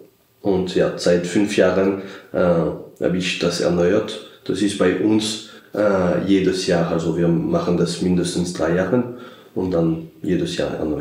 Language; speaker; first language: German; non-native, fluent; French